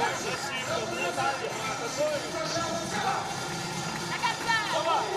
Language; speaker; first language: Russian; non-native, learner; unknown